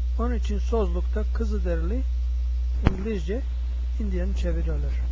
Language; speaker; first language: Turkish; non-native, learner; English